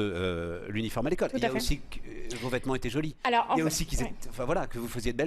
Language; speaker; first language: French; native; French